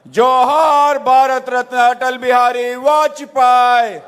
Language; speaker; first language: Hindi; non-native, local second language; Telugu